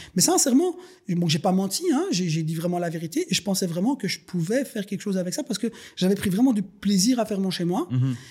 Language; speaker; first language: French; native; French